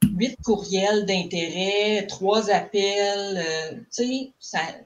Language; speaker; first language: French; native; French